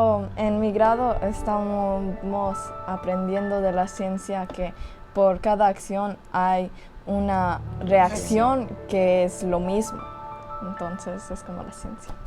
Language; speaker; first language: Spanish; early bilingual, heritage; English